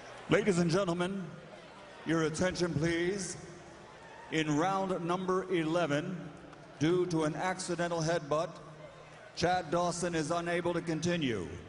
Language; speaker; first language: English; native; English